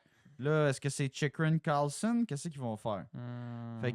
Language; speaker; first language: French; native; French